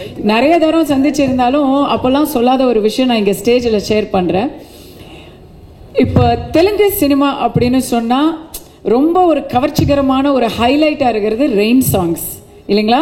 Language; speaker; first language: Tamil; native; Tamil